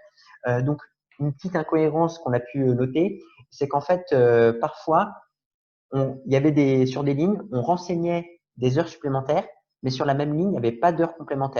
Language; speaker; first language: French; native; French